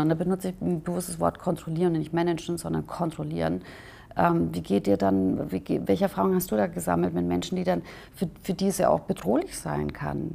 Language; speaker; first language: German; native; German